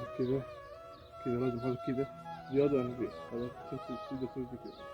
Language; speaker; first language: Arabic; non-native, learner; Bangla